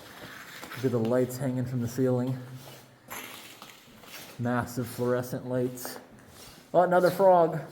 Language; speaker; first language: English; native; English